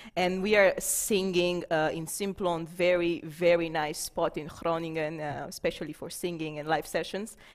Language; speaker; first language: English; non-native, fluent; Romanian